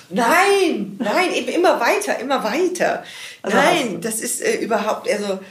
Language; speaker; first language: German; native; German